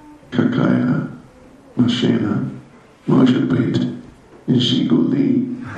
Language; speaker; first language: Russian; non-native, learner; English